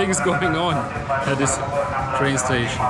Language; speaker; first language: English; non-native, fluent; German